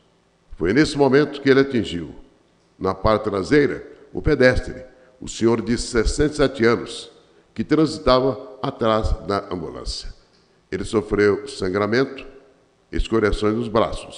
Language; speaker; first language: Portuguese; native; Portuguese